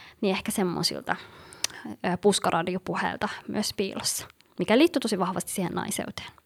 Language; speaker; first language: Finnish; early bilingual, other home language; Somali